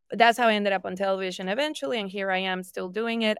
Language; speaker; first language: English; non-native, fluent; Spanish